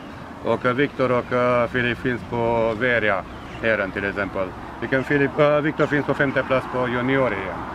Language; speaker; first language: Swedish; non-native, learner; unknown